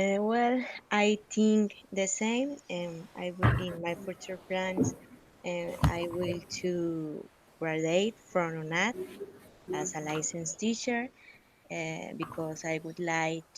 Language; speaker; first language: English; non-native, learner; Spanish